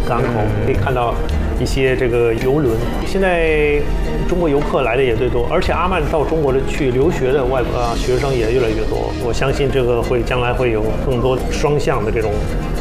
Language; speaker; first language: Chinese; early bilingual, other home language; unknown